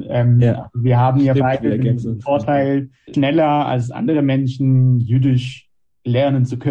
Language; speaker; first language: German; non-native, fluent; Hebrew